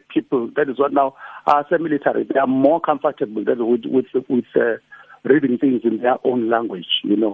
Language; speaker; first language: English; non-native, local second language; Zulu